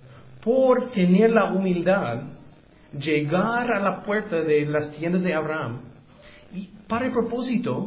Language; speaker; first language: Spanish; non-native, learner; English